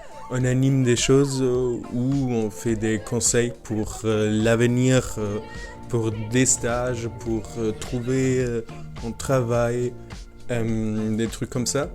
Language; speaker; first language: French; non-native, fluent; German